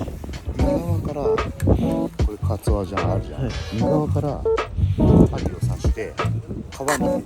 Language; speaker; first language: Japanese; native; Japanese